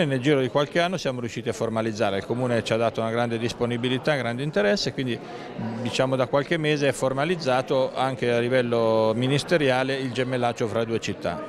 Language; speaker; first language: Italian; native; Italian